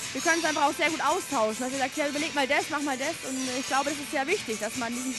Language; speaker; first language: German; native; German